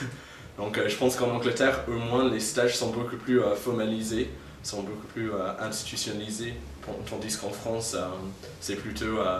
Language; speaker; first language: French; non-native, fluent; English